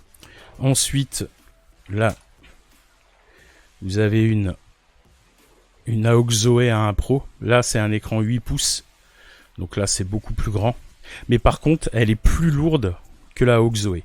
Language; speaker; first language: French; native; French